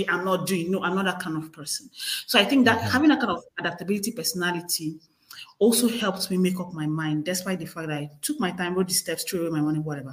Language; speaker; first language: English; non-native, local second language; Igbo